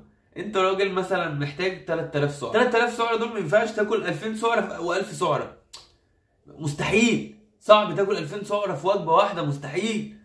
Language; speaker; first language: Arabic; native; Arabic